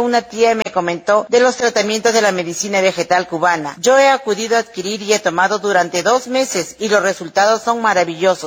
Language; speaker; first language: Spanish; native; Spanish